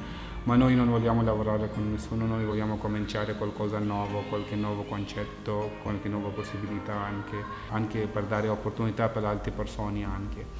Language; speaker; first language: Italian; non-native, fluent; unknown